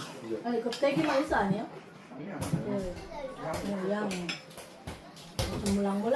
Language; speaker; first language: Korean; non-native, local second language; Filipino